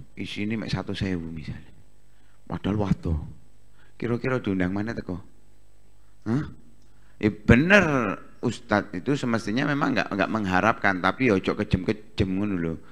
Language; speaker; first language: Indonesian; non-native, local second language; Javanese